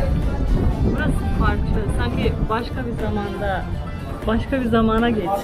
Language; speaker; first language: Turkish; non-native, fluent; Slovenian